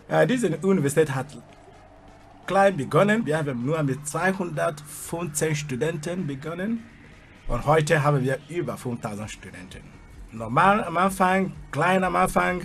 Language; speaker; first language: German; non-native, fluent; Igbo